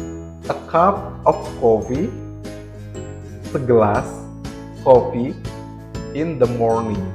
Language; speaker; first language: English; non-native, learner; Indonesian